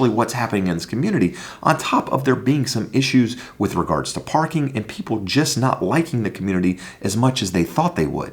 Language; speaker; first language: English; native; English